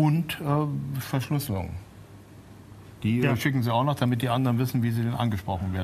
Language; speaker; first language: German; native; German